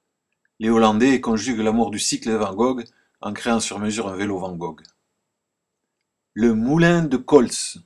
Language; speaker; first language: French; native; French